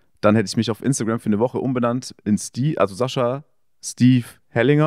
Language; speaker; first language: German; native; German